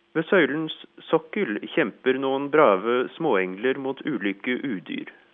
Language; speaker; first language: Norwegian; native; Norwegian